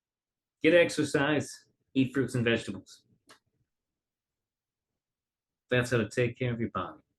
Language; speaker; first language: English; native; English